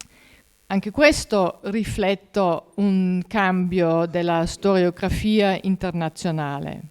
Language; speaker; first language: Italian; non-native, fluent; German